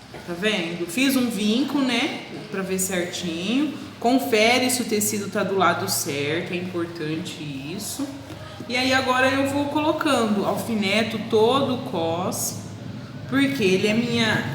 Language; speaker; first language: Portuguese; native; Portuguese